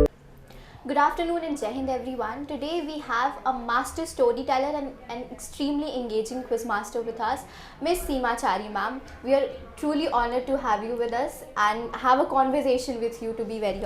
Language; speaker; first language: English; non-native, local second language; Hindi